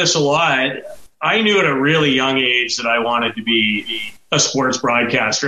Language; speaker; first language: English; native; English